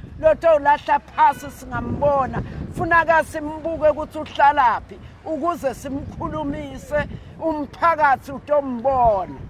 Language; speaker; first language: Zulu; non-native, local second language; Swati